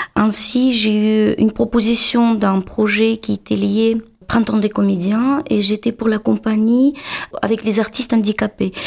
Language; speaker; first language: French; non-native, fluent; Uzbek